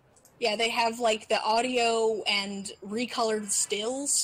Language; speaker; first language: English; native; English